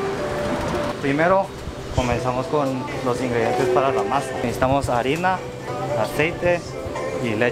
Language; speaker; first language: Spanish; early bilingual, other home language; Korean